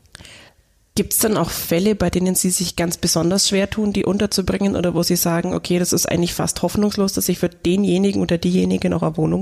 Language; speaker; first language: German; native; German